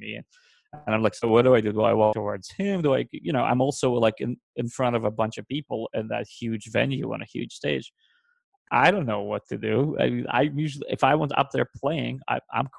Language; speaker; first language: English; non-native, fluent; Hebrew